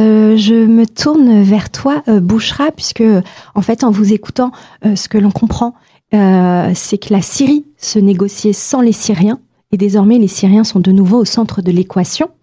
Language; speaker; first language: French; native; French